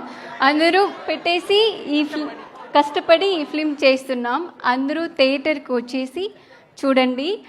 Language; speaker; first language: Telugu; non-native, learner; Tamil